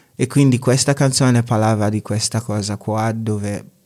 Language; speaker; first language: Italian; non-native, fluent; Akan